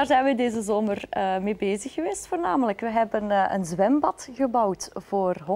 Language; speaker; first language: Dutch; native; Dutch